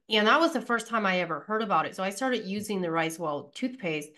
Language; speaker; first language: English; early bilingual, other home language; Pennsylvania German